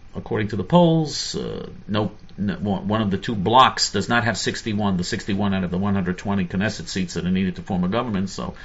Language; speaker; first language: English; native; English